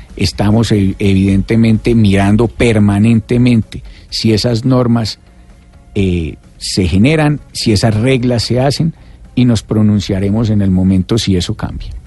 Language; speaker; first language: Spanish; native; Spanish